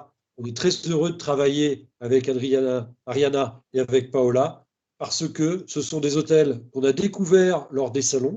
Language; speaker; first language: French; native; French